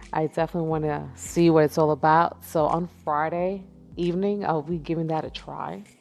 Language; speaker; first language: English; native; English